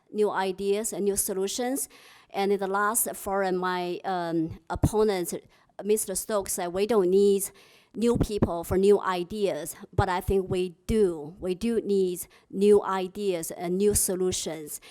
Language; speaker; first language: English; non-native, fluent; Chinese